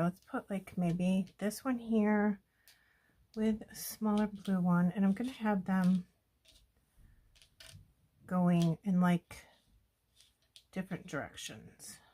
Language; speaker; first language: English; native; English